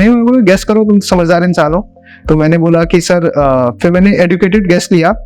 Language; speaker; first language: Hindi; native; Hindi